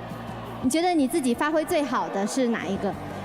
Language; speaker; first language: Chinese; native; Chinese